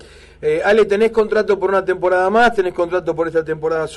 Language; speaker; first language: Spanish; native; Spanish